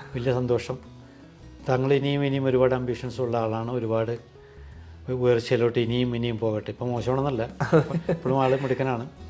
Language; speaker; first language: Malayalam; native; Malayalam